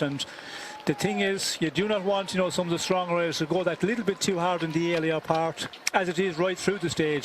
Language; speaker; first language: English; native; English